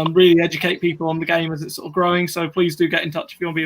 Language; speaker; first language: English; native; English